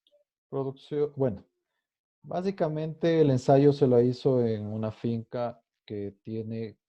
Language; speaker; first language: Spanish; native; Spanish